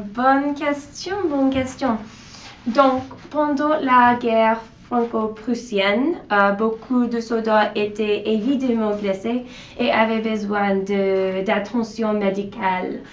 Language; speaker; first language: French; non-native, learner; English